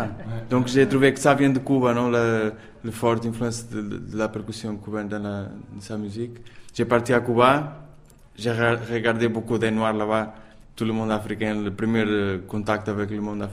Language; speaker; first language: French; non-native, learner; Portuguese